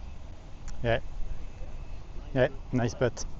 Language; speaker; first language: English; non-native, learner; French